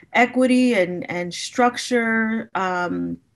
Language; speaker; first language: English; native; English